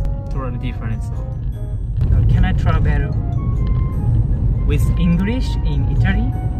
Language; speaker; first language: English; non-native, fluent; Japanese